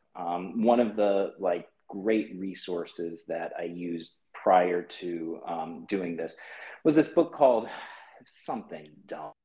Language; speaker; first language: English; early bilingual, other home language; Filipino